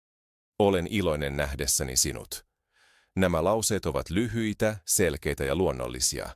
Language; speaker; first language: Finnish; non-native, fluent; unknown